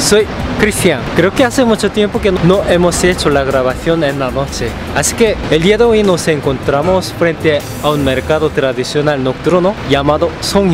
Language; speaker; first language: Spanish; non-native, fluent; Korean